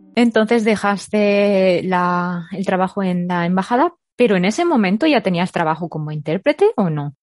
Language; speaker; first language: Spanish; native; Spanish